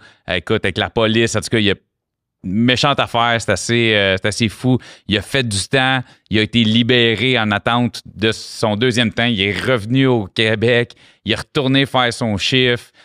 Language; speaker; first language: French; native; French